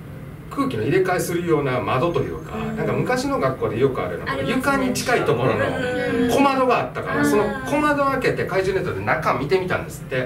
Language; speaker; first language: Japanese; native; Japanese